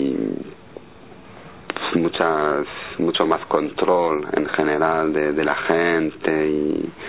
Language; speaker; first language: Spanish; non-native, learner; French